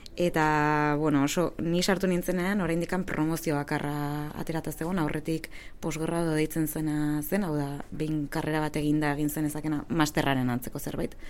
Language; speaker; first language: Basque; non-native, local second language; Spanish